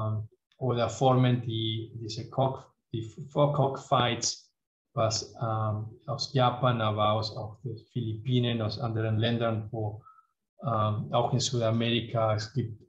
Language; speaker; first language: German; non-native, fluent; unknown